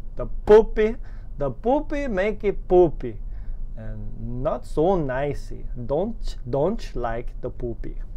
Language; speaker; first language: English; native; English